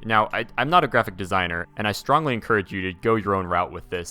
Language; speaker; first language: English; native; English